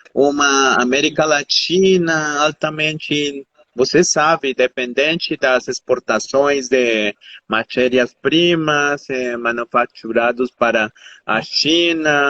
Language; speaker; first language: Portuguese; non-native, fluent; Spanish